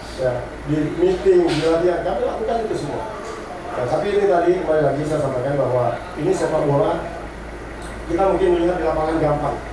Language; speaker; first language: Indonesian; native; Indonesian